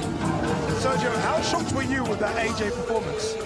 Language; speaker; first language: English; native; English